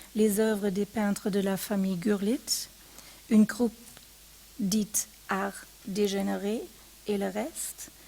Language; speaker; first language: French; non-native, fluent; German